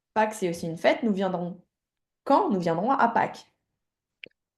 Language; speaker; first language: French; native; French